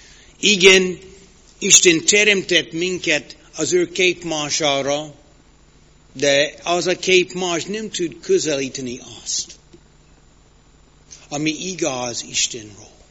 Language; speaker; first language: Hungarian; non-native, fluent; English